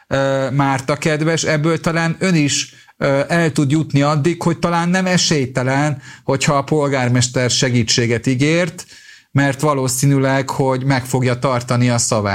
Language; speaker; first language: Hungarian; native; Hungarian